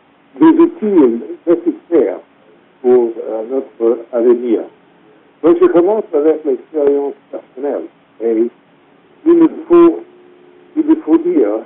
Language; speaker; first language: French; non-native, fluent; English